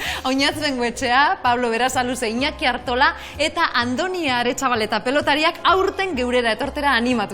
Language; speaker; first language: Basque; native; Basque